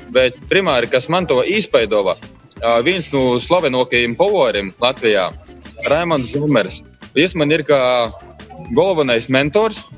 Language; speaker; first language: Latvian; native; Latvian